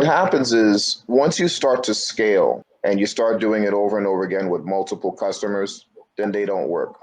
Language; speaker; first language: English; native; English